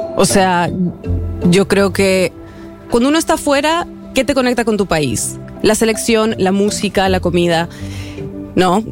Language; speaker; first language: Spanish; native; Spanish